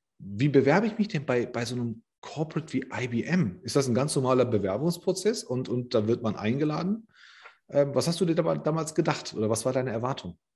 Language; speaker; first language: German; native; German